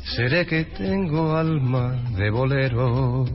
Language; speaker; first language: Spanish; native; Spanish